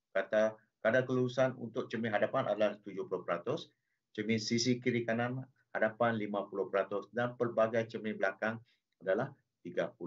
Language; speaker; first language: Malay; non-native, local second language; Chinese